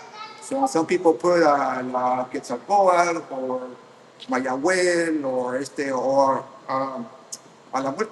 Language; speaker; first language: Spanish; early bilingual, heritage; Spanish